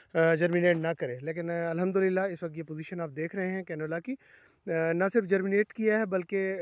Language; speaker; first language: Urdu; non-native, local second language; Saraiki